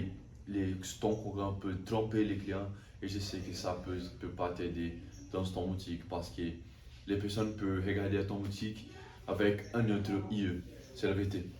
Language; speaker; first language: French; non-native, learner; Portuguese